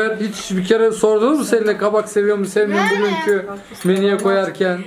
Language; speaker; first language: Turkish; native; Turkish